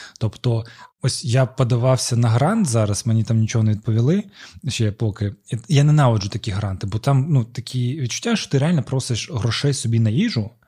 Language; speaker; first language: Ukrainian; non-native, local second language; Russian